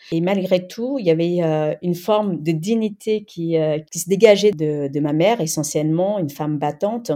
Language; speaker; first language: French; early bilingual, other home language; Khmer